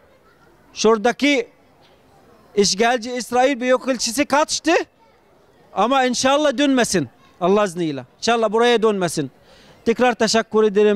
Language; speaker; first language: Turkish; non-native, fluent; Arabic